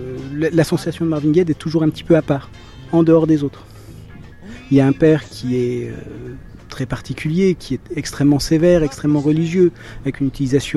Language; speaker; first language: French; native; French